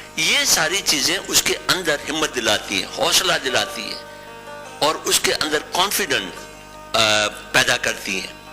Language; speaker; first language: Urdu; non-native, local second language; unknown